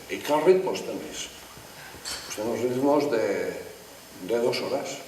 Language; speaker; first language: Spanish; non-native, local second language; Basque